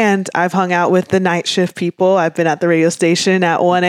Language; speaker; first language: English; native; English